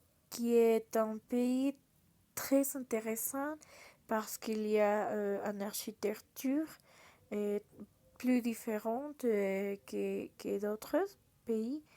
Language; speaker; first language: French; non-native, learner; Portuguese